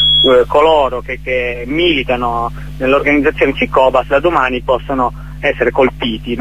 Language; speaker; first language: Italian; native; Italian